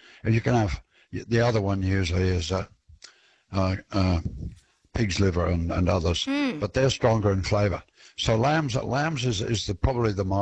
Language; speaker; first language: English; native; English